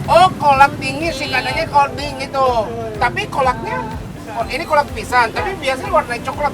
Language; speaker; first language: Indonesian; non-native, fluent; Japanese